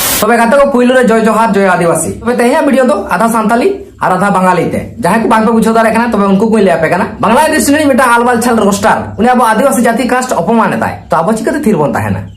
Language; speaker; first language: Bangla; non-native, local second language; Santali